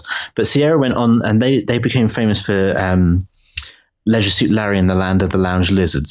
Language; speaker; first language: English; native; English